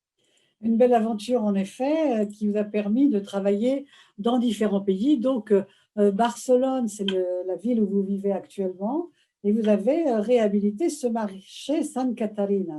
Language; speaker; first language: French; native; French